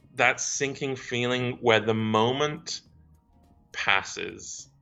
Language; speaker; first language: English; native; English